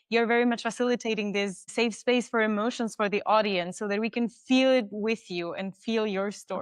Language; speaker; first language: English; non-native, fluent; German